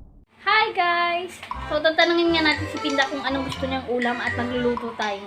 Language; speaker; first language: Filipino; native; Filipino